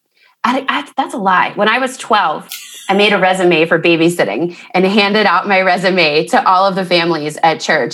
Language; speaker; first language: English; native; English